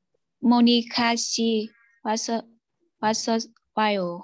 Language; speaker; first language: Korean; non-native, learner; Vietnamese